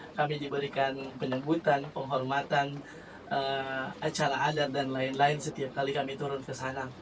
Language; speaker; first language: Indonesian; native; Indonesian